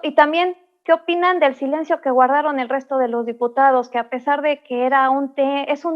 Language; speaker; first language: Spanish; native; Spanish